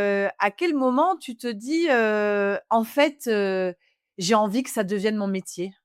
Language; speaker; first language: French; native; French